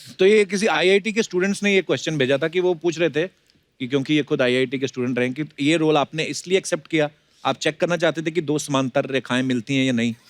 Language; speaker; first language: Hindi; native; Hindi